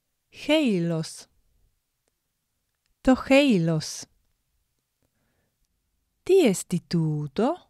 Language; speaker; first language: Greek; non-native, fluent; English